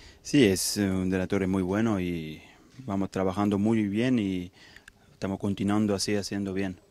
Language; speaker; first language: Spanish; early bilingual, heritage; Spanish